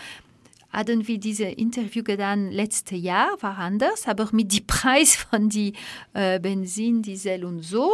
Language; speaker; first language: German; non-native, learner; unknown